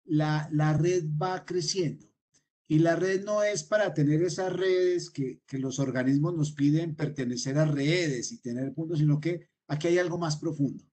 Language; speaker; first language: Spanish; native; Spanish